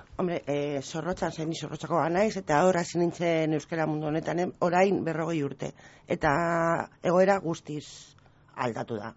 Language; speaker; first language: Basque; non-native, local second language; Spanish